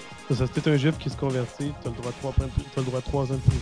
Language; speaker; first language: French; native; French